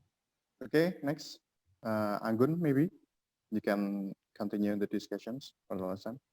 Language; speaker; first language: English; non-native, learner; Indonesian